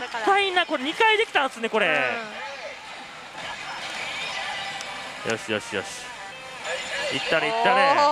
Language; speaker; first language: Japanese; native; Japanese